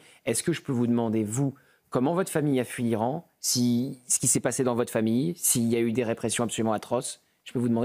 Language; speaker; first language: French; native; French